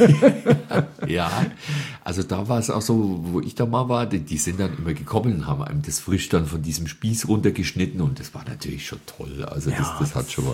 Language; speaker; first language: German; native; German